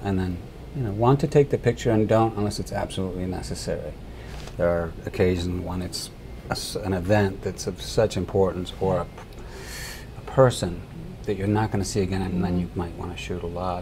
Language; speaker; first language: English; early bilingual, other home language; Spanish